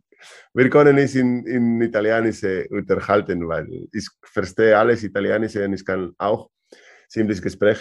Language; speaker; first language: German; non-native, learner; Spanish